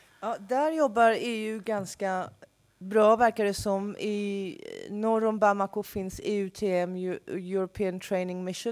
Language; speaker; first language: Swedish; non-native, fluent; English